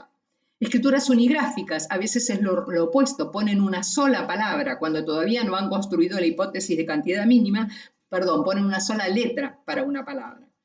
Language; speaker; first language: Spanish; native; Spanish